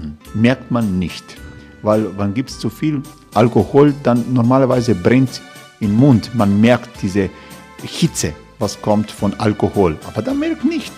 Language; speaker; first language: German; non-native, learner; Croatian